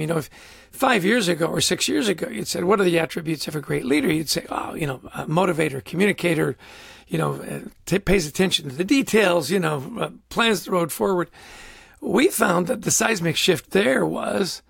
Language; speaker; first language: English; native; English